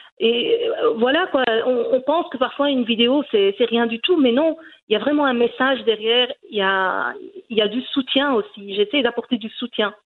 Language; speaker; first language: French; early bilingual, other home language; Riffian